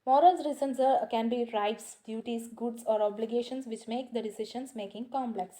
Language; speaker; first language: English; non-native, local second language; Malayalam